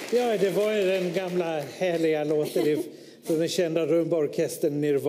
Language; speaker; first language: Swedish; native; Swedish